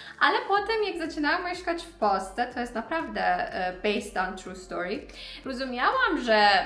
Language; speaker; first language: Polish; non-native, learner; Persian